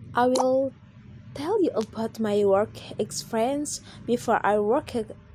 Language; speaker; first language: English; non-native, learner; Indonesian